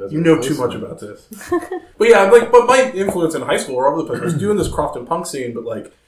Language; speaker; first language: English; native; English